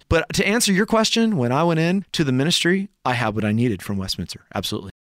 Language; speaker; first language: English; native; English